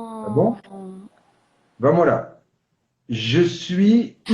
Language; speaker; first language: Portuguese; non-native, fluent; French